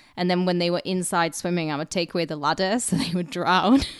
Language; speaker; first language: English; native; English